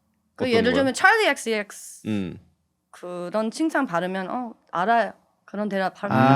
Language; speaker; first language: Korean; early bilingual, heritage; English